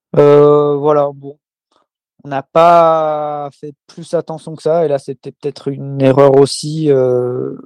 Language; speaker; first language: French; native; French